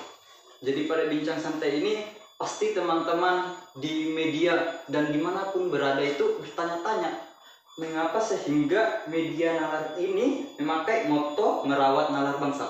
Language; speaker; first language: Indonesian; native; Indonesian